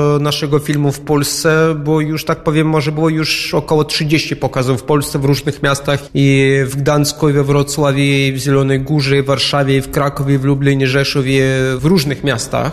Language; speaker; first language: Polish; non-native, fluent; Ukrainian